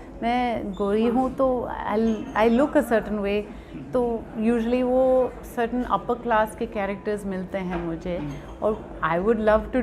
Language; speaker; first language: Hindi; non-native, local second language; French